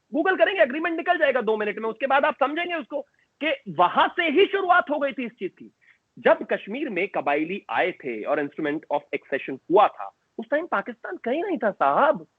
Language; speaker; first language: Hindi; native; Hindi